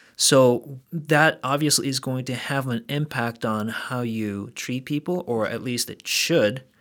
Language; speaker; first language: English; early bilingual, other home language; Korean